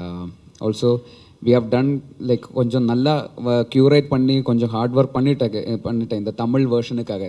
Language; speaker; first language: Tamil; non-native, learner; Malayalam